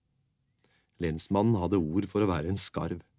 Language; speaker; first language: Norwegian; native; Norwegian